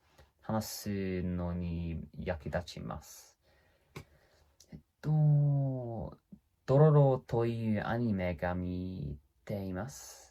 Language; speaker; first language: Japanese; non-native, learner; English